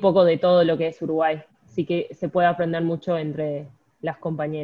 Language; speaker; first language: Spanish; native; Spanish